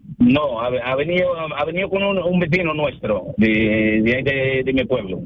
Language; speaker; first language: Spanish; early bilingual, other home language; Arabic